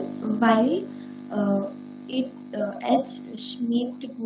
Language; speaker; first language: German; non-native, learner; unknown